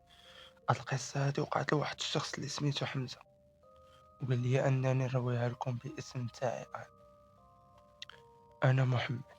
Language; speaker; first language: Arabic; native; Arabic